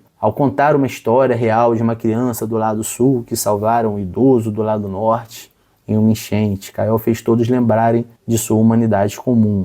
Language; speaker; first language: Portuguese; native; Portuguese